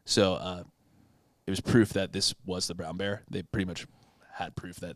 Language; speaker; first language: English; native; English